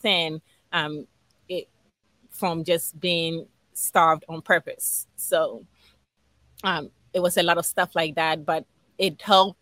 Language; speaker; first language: English; non-native, local second language; Ga